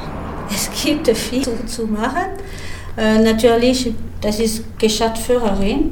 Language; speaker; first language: German; non-native, learner; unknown